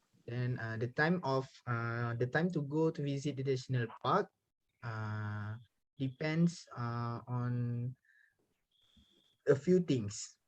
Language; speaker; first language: English; non-native, learner; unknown